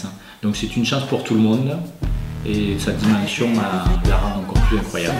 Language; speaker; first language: French; native; French